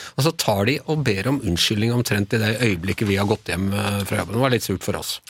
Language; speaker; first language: Norwegian; native; Norwegian